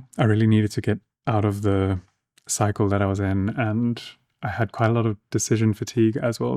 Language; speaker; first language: English; native; English